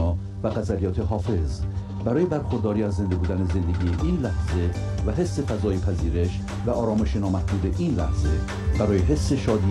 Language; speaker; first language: Persian; native; Persian